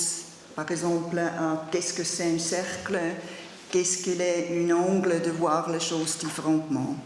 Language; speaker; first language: French; non-native, learner; German